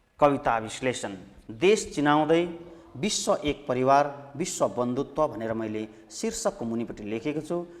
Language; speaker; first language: Nepali; native; Nepali